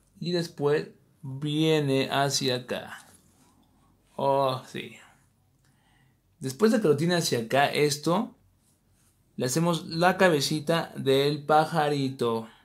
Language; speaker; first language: Spanish; native; Spanish